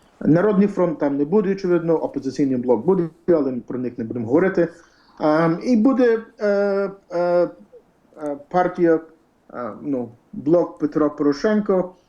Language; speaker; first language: Ukrainian; early bilingual, heritage; English